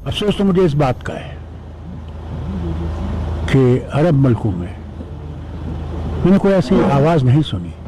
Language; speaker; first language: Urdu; non-native, local second language; Kashmiri